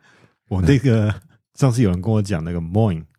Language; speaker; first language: German; non-native, fluent; Chinese